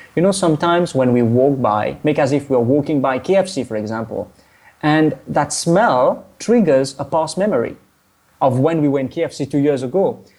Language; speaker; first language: English; non-native, fluent; Morisyen